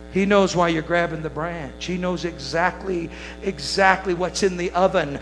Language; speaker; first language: English; native; English